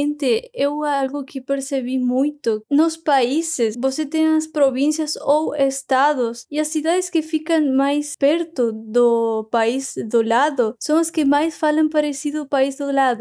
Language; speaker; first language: Portuguese; non-native, fluent; Spanish